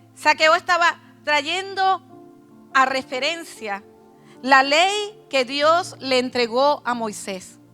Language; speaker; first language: Spanish; native; Spanish